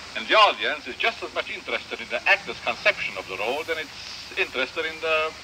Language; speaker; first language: English; non-native, fluent; Hungarian